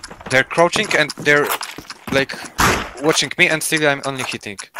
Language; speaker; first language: English; non-native, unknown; Polish